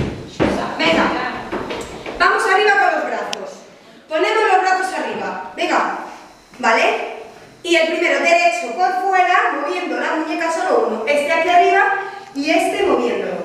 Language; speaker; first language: Spanish; native; Spanish